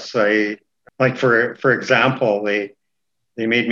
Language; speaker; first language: English; native; English